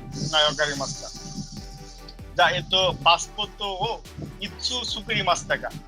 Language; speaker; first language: Japanese; non-native, fluent; Bangla